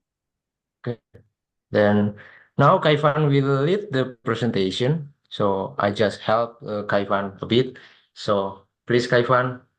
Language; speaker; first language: English; non-native, fluent; Indonesian